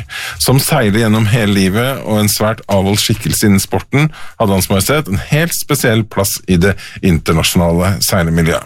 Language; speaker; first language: Norwegian; native; Norwegian